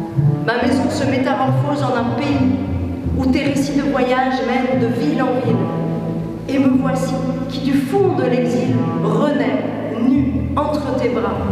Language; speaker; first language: French; native; French